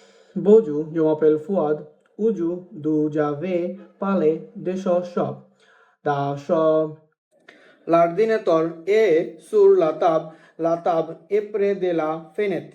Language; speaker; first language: French; non-native, learner; Bangla